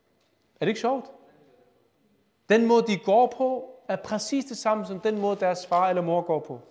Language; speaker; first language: Danish; early bilingual, other home language; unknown